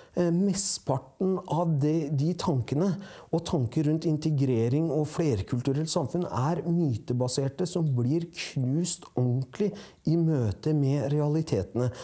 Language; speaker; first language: Norwegian; early bilingual, other home language; Persian